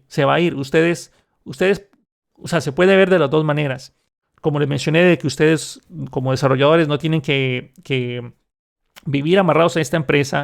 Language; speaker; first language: Spanish; native; Spanish